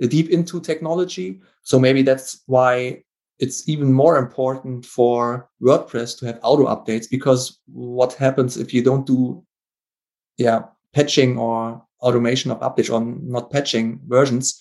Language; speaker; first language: English; non-native, fluent; German